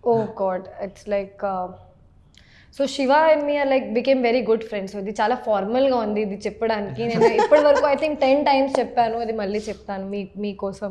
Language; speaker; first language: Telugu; non-native, local second language; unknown